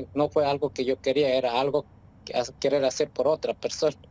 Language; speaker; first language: Spanish; native; Spanish